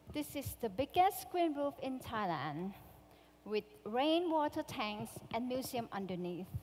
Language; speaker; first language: English; non-native, fluent; Thai